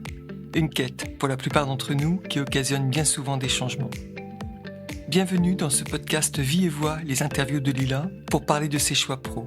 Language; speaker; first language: French; native; French